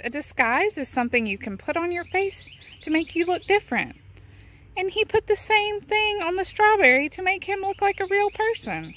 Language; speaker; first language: English; native; English